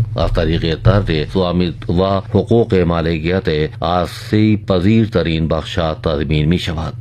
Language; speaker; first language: Persian; non-native, fluent; Urdu